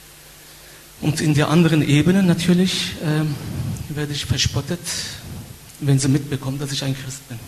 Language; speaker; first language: German; non-native, fluent; Turkish